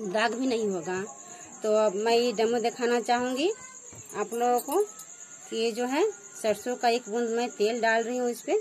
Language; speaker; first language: Hindi; native; Hindi